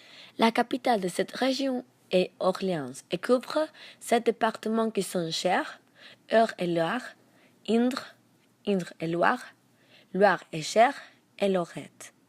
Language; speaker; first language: French; non-native, learner; Spanish